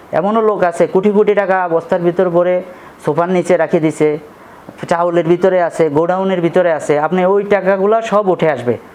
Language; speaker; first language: Bangla; native; Bangla